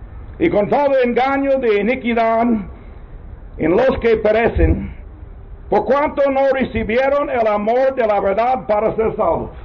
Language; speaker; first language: Spanish; non-native, learner; English